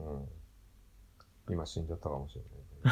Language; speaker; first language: Japanese; native; Japanese